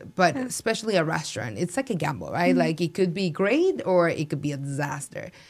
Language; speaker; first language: English; non-native, fluent; Spanish